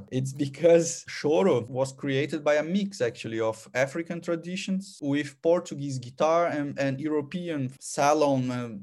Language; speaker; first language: English; non-native, fluent; Portuguese